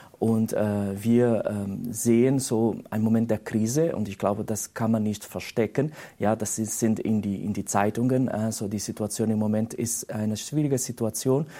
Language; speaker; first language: German; non-native, learner; Portuguese